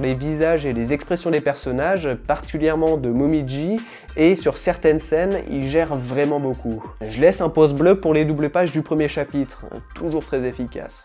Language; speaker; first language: French; native; French